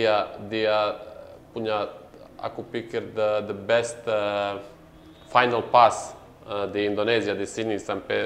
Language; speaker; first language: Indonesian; non-native, learner; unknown